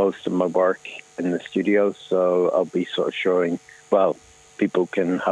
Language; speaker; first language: English; native; English